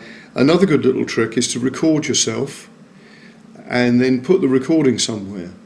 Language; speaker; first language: English; native; English